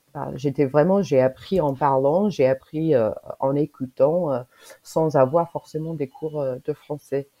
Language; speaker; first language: French; non-native, fluent; English